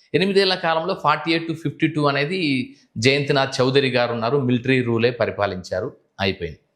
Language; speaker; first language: Telugu; native; Telugu